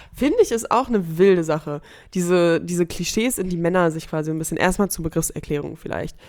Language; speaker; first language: German; native; German